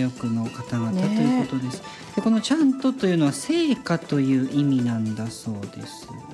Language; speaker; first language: Japanese; native; Japanese